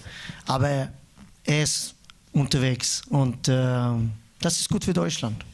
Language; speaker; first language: German; non-native, fluent; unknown